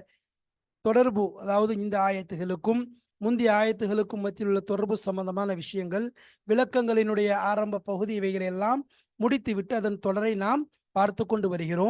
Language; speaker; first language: Tamil; native; Tamil